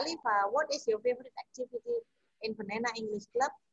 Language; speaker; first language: English; non-native, fluent; Indonesian